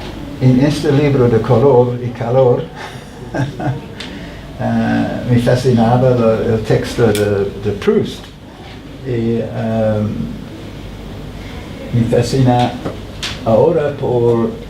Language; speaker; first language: Spanish; non-native, fluent; English